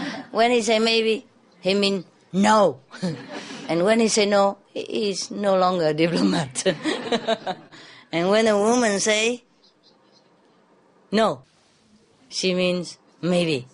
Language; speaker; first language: English; non-native, fluent; Vietnamese